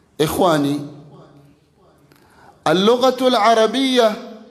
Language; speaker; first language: Arabic; non-native, fluent; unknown